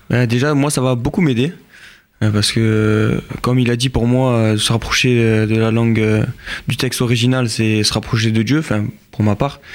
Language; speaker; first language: French; native; French